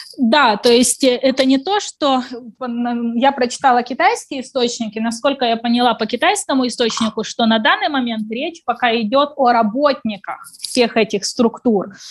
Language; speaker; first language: Russian; native; Russian